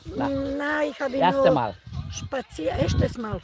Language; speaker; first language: German; non-native, learner; Serbian